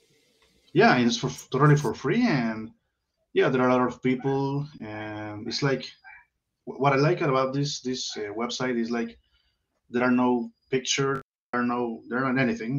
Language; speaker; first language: English; non-native, learner; Spanish